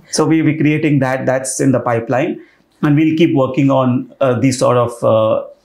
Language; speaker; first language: English; non-native, local second language; Hindi